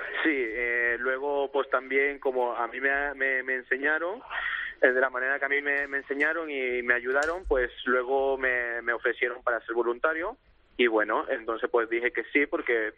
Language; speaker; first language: Spanish; native; Spanish